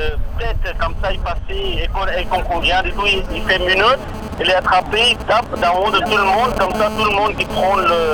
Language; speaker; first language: French; non-native, learner; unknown